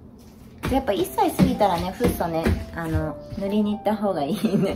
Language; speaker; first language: Japanese; native; Japanese